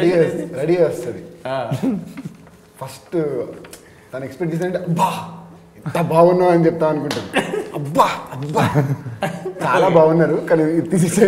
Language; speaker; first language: Telugu; native; Telugu